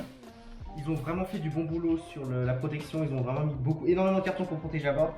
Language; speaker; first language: French; native; French